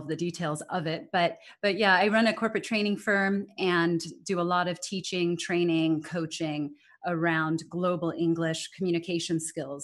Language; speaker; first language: English; native; English